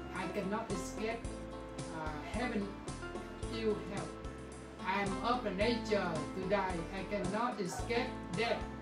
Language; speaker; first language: English; non-native, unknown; Vietnamese